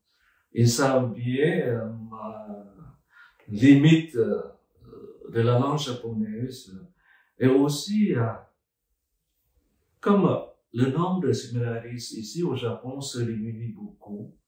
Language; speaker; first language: French; non-native, fluent; Vietnamese